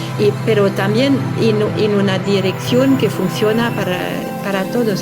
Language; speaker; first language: Spanish; non-native, fluent; French